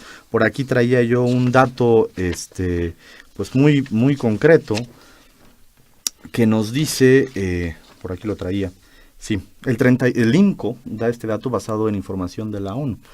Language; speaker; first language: Spanish; native; Spanish